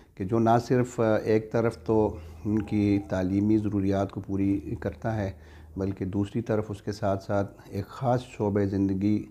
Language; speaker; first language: Urdu; non-native, local second language; Pashto